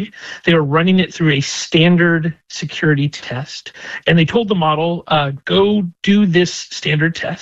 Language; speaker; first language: English; native; English